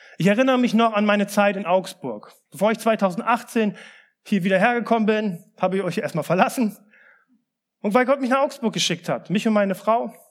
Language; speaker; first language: German; early bilingual, other home language; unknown